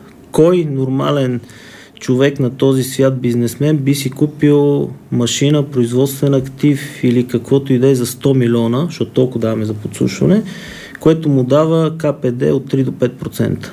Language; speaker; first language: Bulgarian; native; Bulgarian